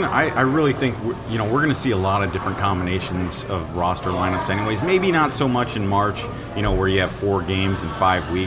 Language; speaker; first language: English; native; English